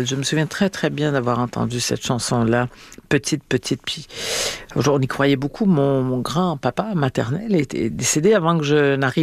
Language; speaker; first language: French; native; French